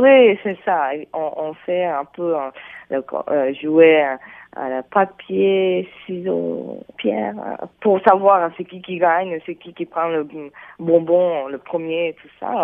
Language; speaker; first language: French; non-native, fluent; Japanese